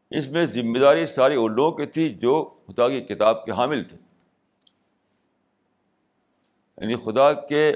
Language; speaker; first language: Urdu; native; Urdu